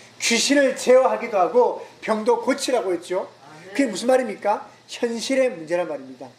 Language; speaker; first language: Korean; native; Korean